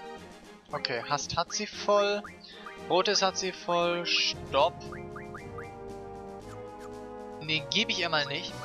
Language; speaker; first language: German; native; German